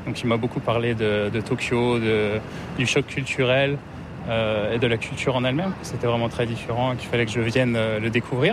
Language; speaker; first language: French; native; French